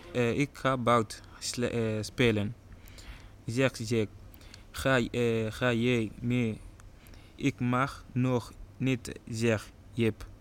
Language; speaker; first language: Dutch; non-native, learner; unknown